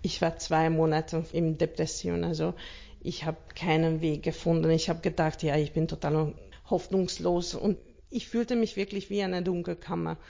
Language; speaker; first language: German; non-native, learner; Hungarian